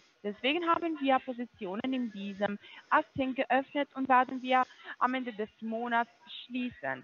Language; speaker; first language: German; non-native, fluent; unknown